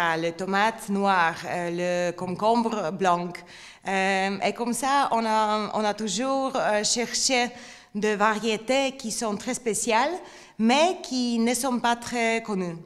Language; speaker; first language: French; non-native, learner; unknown